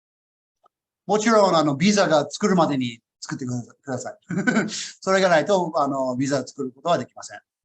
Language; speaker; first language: Japanese; non-native, fluent; English